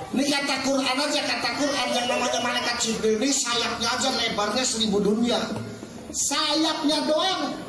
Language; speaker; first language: Indonesian; non-native, local second language; Javanese